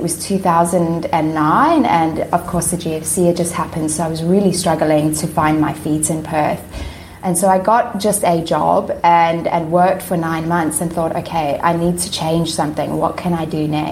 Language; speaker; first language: English; native; English